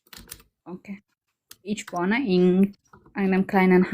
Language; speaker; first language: German; non-native, learner; Amharic